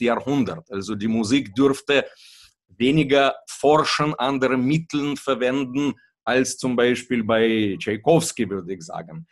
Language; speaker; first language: German; non-native, fluent; Russian